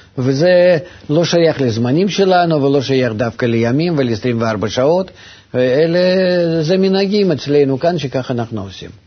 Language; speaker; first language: Hebrew; non-native, fluent; Russian